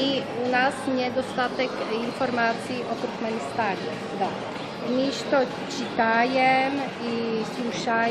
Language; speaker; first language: Russian; non-native, learner; Czech